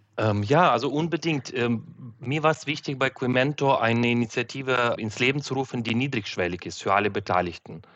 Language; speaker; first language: German; non-native, fluent; Ukrainian